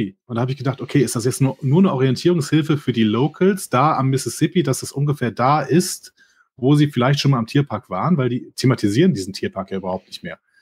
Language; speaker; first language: German; native; German